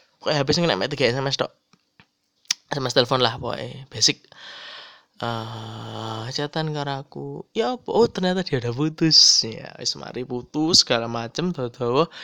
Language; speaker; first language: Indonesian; native; Indonesian